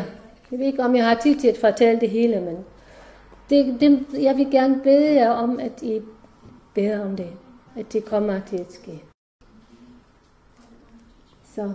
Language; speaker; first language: Danish; non-native, fluent; German